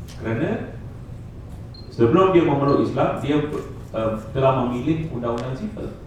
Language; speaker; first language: Malay; non-native, local second language; Tamil